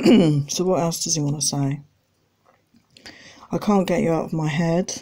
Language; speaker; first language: English; native; English